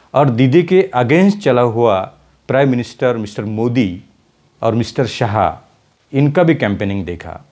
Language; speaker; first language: Hindi; non-native, local second language; Marathi